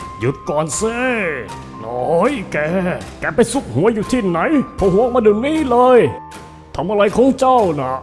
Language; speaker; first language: Thai; native; Thai